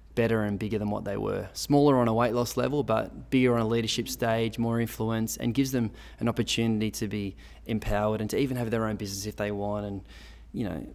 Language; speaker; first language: English; native; English